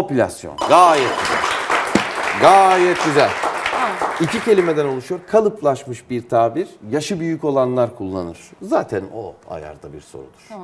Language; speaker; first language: Turkish; native; Turkish